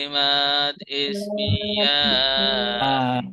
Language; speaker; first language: Arabic; non-native, fluent; Indonesian